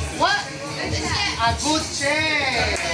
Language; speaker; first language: English; non-native, fluent; Spanish